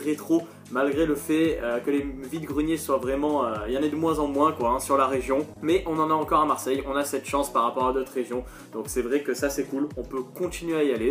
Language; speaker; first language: French; native; French